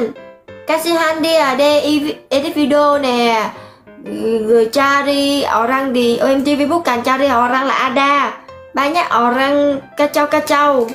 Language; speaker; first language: Indonesian; non-native, learner; Vietnamese